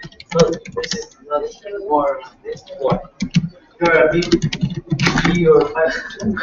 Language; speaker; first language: English; non-native, learner; Spanish